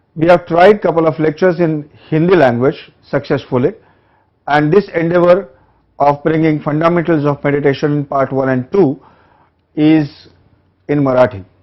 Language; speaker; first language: English; non-native, local second language; Marathi